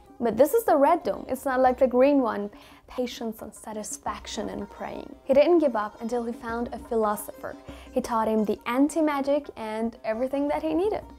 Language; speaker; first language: English; non-native, fluent; Persian